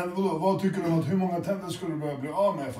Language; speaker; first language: Swedish; early bilingual, other home language; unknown